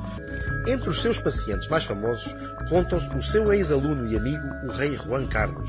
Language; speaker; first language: Portuguese; native; Portuguese